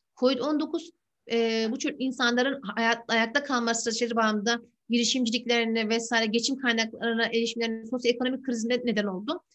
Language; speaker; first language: Turkish; native; Turkish